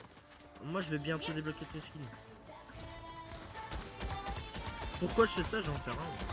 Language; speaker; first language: French; native; French